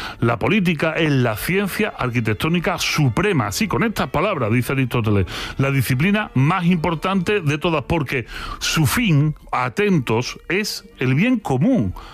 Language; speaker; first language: Spanish; native; Spanish